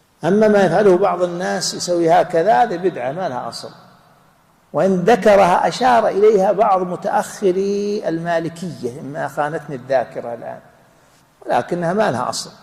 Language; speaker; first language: Arabic; native; Arabic